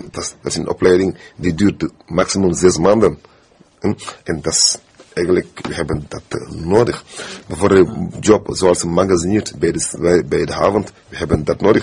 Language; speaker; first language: Dutch; non-native, fluent; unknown